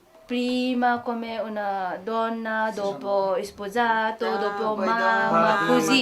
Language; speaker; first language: Italian; non-native, learner; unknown